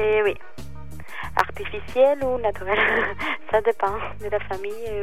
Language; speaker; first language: French; non-native, learner; Spanish